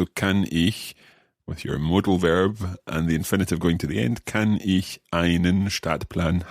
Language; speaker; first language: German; non-native, learner; English